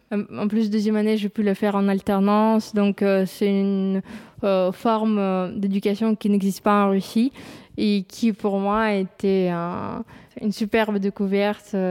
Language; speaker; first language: French; non-native, fluent; Russian